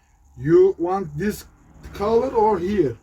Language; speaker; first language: English; non-native, learner; Turkish